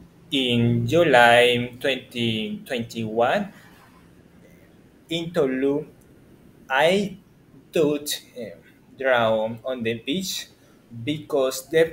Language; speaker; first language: English; non-native, learner; Spanish